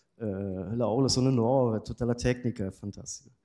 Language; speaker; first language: Italian; non-native, fluent; German